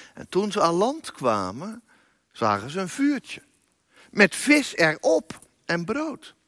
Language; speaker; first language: Dutch; native; Dutch